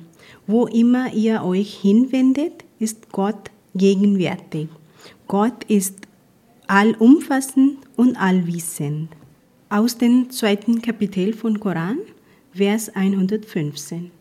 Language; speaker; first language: German; non-native, fluent; Punjabi